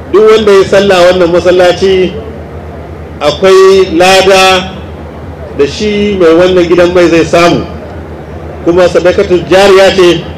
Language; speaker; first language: Hausa; native; Hausa